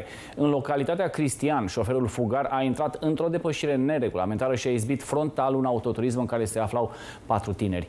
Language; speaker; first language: Romanian; native; Romanian